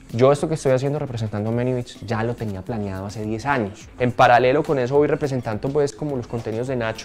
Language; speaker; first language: Spanish; native; Spanish